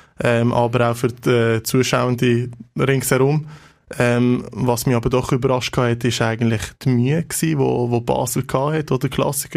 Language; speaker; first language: German; native; German